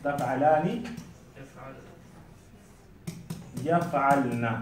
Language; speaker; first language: Arabic; non-native, fluent; Urdu